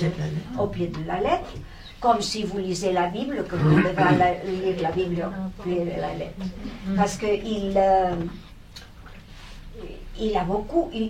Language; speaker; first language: French; non-native, fluent; Spanish